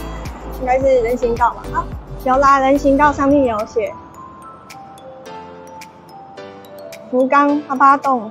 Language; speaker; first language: Chinese; native; Chinese